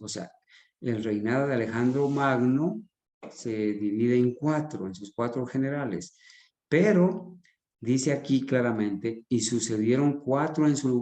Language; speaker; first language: Spanish; native; Spanish